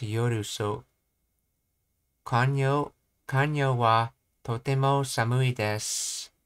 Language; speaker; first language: Japanese; non-native, learner; English